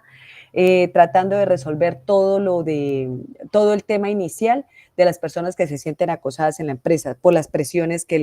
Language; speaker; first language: Spanish; native; Spanish